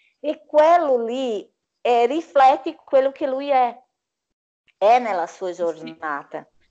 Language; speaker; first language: Italian; non-native, fluent; Portuguese